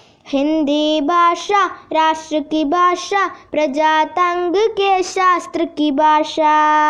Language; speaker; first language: Hindi; non-native, local second language; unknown